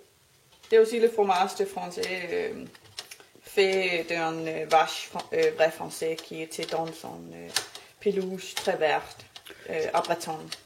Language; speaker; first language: French; non-native, learner; Danish